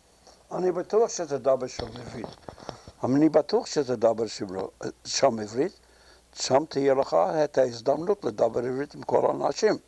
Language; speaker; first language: Hebrew; non-native, fluent; Yiddish